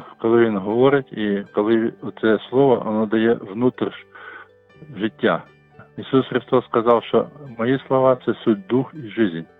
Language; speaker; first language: Ukrainian; non-native, local second language; Russian